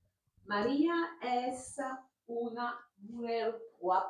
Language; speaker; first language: Spanish; non-native, learner; French